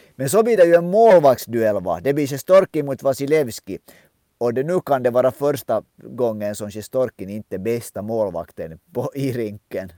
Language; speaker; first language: Swedish; native; Swedish